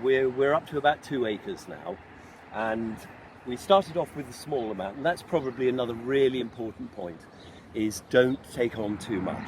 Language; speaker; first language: English; native; English